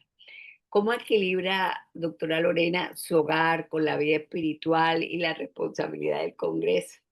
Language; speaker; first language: Spanish; native; Spanish